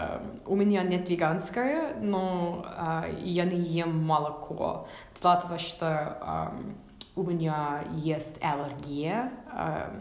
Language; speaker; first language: Russian; non-native, learner; English